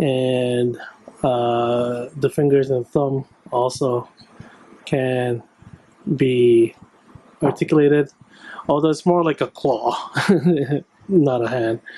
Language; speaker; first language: English; native; English